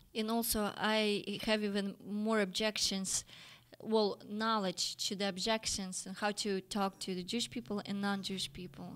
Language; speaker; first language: English; non-native, fluent; Russian